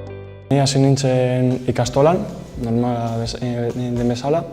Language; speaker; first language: Basque; non-native, local second language; Spanish